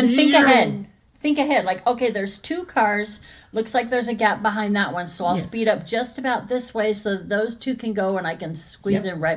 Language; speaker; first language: English; native; English